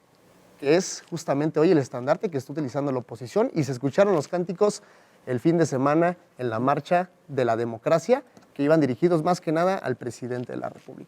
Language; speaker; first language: Spanish; native; Spanish